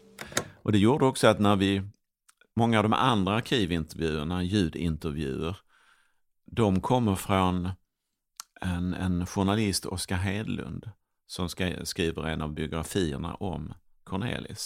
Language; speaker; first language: Swedish; native; Swedish